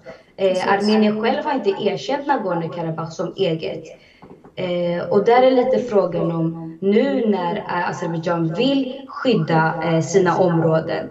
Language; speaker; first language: Swedish; early bilingual, other home language; Azerbaijani